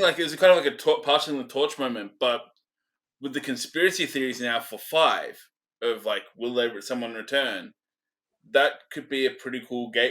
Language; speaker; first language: English; native; English